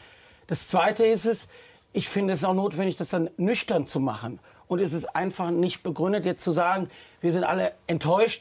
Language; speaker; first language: German; native; German